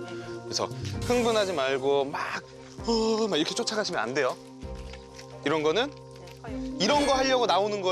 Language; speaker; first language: Korean; native; Korean